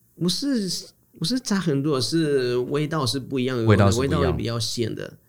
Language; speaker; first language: Chinese; non-native, learner; Spanish